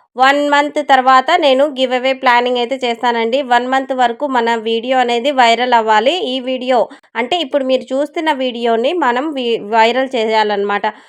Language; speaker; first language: Telugu; non-native, local second language; Urdu